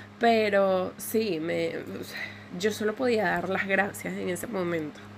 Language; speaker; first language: Spanish; native; Spanish